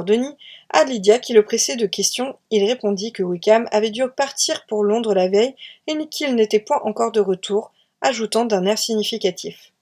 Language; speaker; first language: French; native; French